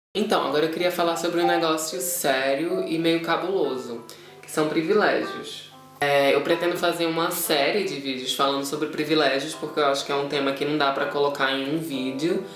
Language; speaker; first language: Portuguese; native; Portuguese